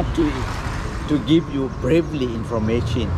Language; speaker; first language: English; non-native, learner; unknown